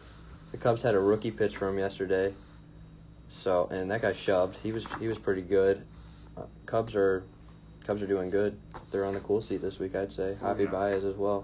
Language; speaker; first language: English; native; English